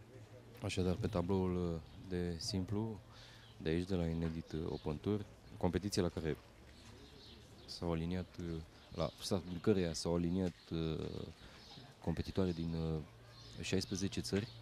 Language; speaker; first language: Romanian; native; Romanian